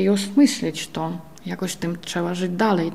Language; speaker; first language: Polish; non-native, fluent; Ukrainian